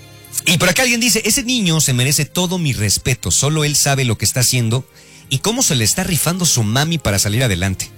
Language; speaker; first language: Spanish; native; Spanish